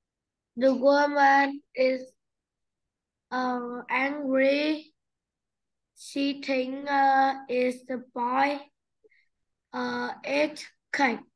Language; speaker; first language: English; non-native, learner; Vietnamese